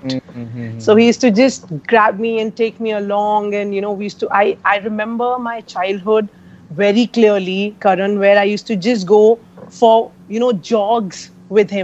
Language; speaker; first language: English; non-native, local second language; Hindi